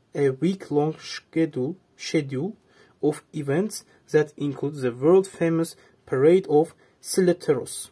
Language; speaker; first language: English; non-native, fluent; Azerbaijani